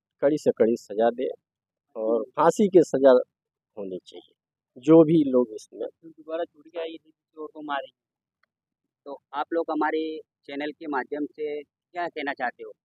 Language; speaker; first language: Hindi; native; Hindi